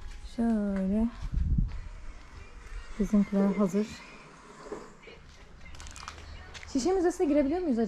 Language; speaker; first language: Turkish; native; Turkish